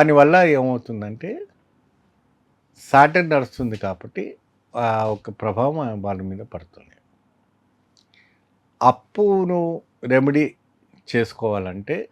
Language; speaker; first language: Telugu; non-native, fluent; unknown